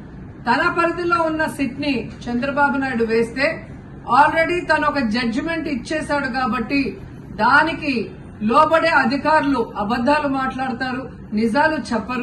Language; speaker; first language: Telugu; native; Telugu